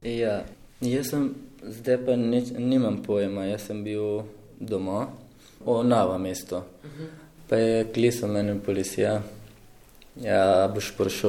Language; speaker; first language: Slovenian; non-native, learner; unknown